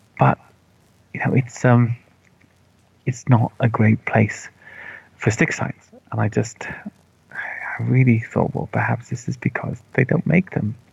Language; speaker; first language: English; native; English